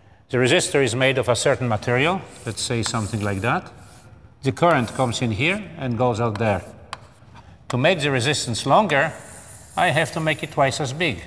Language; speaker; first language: English; non-native, fluent; Polish